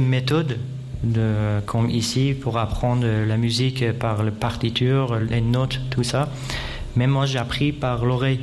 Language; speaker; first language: French; non-native, fluent; Persian